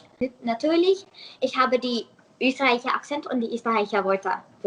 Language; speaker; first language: German; non-native, learner; English